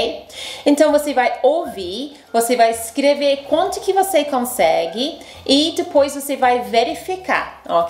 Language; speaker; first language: Portuguese; non-native, fluent; English